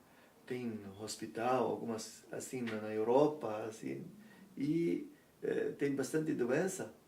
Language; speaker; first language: Portuguese; non-native, learner; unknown